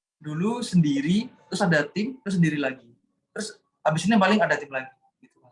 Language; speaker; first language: Indonesian; non-native, local second language; Javanese